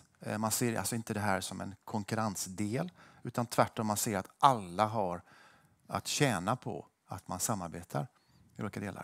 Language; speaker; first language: Swedish; native; Swedish